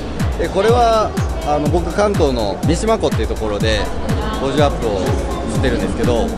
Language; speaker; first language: Japanese; native; Japanese